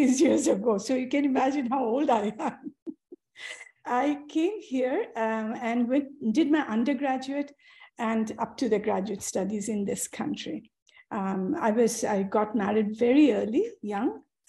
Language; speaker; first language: English; non-native, local second language; Bangla